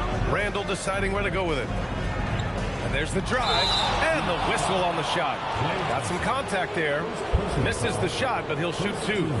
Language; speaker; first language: English; native; English